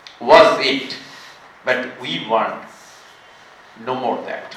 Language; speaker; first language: English; non-native, local second language; Bangla